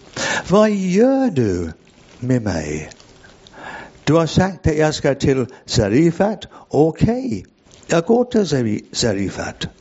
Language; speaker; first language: Swedish; non-native, fluent; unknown